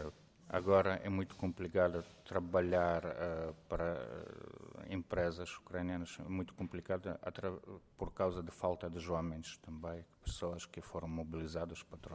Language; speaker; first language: Portuguese; non-native, fluent; Ukrainian